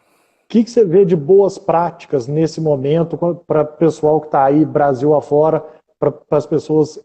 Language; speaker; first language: Portuguese; native; Portuguese